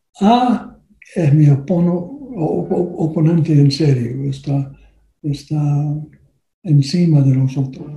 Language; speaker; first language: Spanish; non-native, learner; English